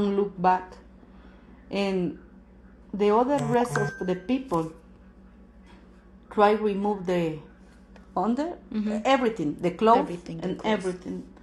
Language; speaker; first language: English; non-native, learner; Spanish